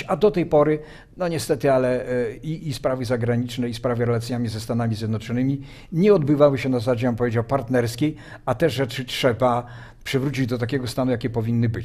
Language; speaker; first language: Polish; native; Polish